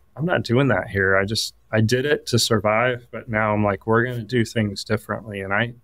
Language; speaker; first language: English; native; English